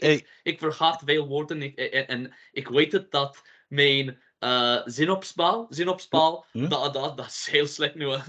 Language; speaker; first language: Dutch; non-native, learner; English